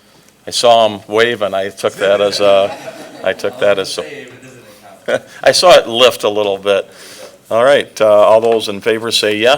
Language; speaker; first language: English; native; English